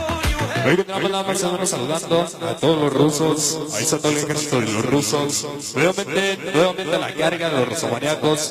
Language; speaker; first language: Spanish; native; Spanish